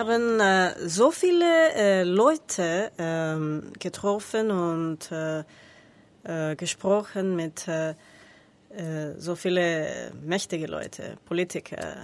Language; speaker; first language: German; non-native, learner; Spanish